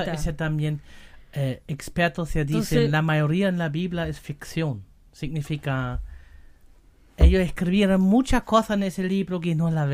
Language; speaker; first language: Spanish; non-native, fluent; German